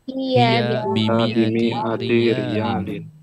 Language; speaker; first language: Arabic; non-native, learner; Indonesian